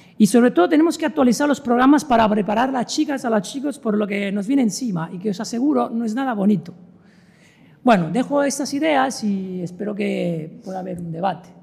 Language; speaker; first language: Spanish; non-native, fluent; Italian